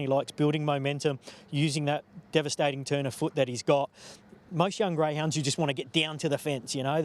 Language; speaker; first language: English; native; English